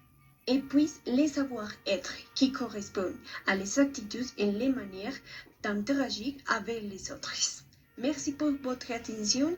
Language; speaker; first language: French; non-native, learner; Spanish